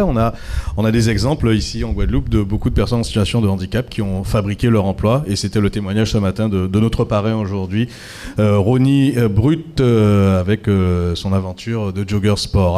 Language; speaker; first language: French; native; French